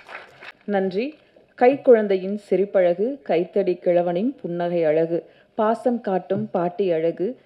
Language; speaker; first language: Tamil; native; Tamil